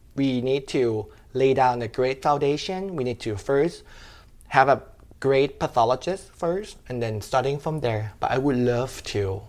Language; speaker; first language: English; non-native, fluent; Thai